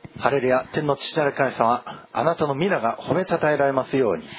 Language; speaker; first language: Japanese; native; Japanese